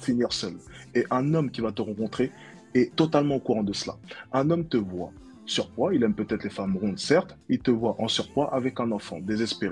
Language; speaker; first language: French; native; French